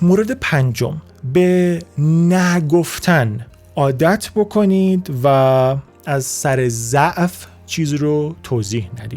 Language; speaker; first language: Persian; native; Persian